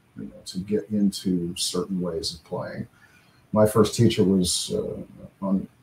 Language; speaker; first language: English; native; English